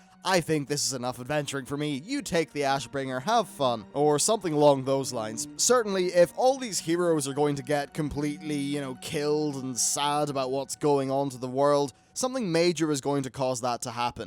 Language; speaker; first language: English; native; English